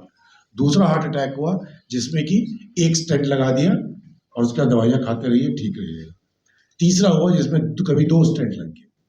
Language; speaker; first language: Hindi; native; Hindi